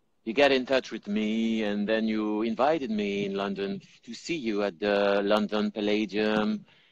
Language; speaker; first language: English; non-native, fluent; French